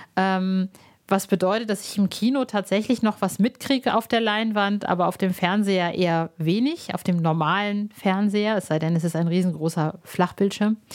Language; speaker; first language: German; early bilingual, other home language; Arabic